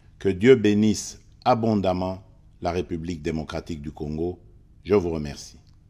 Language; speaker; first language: French; non-native, local second language; Luba-Lulua